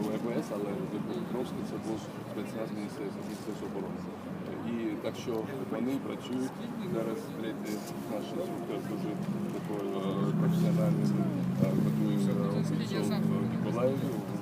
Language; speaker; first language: Ukrainian; non-native, learner; Georgian